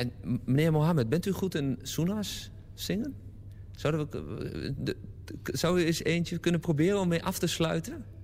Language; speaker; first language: Dutch; native; Dutch